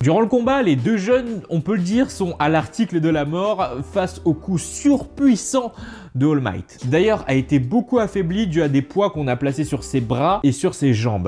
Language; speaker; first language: French; native; French